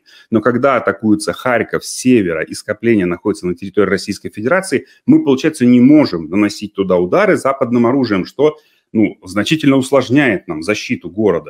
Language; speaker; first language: Russian; native; Russian